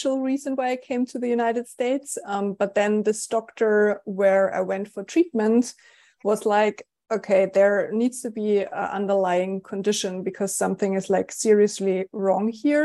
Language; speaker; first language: English; non-native, fluent; German